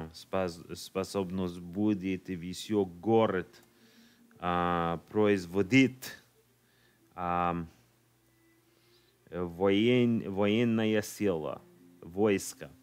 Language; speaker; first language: Russian; non-native, learner; English